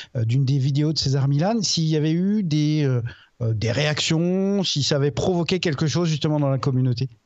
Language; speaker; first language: French; native; French